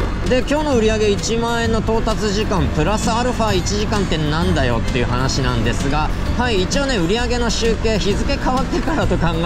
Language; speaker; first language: Japanese; native; Japanese